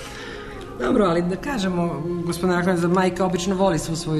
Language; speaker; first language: Croatian; native; Croatian